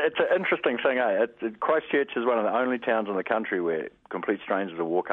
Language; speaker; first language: English; native; English